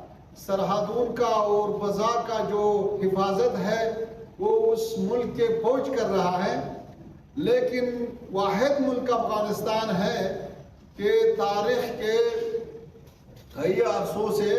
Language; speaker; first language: Hindi; non-native, fluent; Pashto